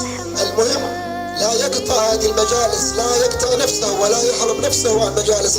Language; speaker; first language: Arabic; native; Arabic